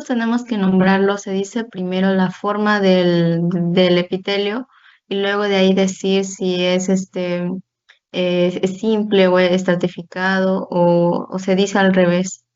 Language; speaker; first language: Spanish; native; Spanish